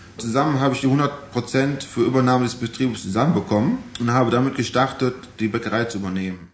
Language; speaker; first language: German; native; German